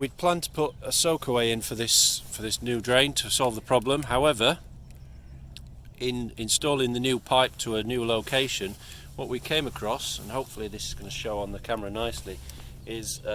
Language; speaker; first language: English; native; English